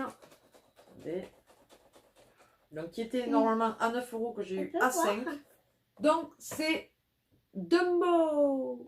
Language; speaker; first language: French; native; French